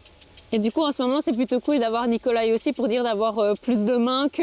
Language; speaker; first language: French; native; French